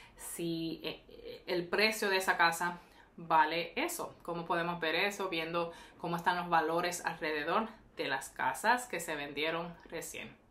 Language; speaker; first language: Spanish; early bilingual, heritage; Spanish